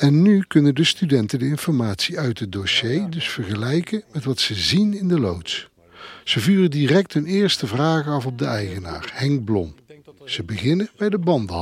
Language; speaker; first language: Dutch; native; Dutch